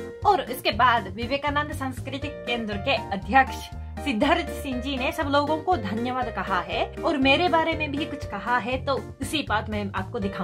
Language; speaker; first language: Hindi; non-native, fluent; Japanese